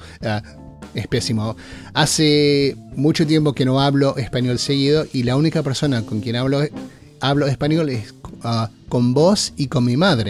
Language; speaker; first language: Spanish; native; Spanish